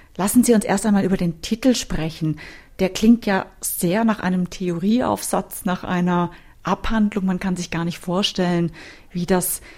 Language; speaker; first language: German; native; German